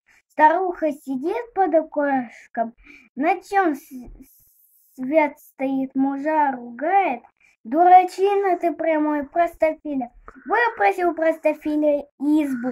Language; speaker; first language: Russian; native; Russian